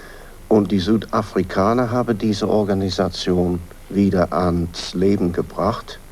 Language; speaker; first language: German; non-native, fluent; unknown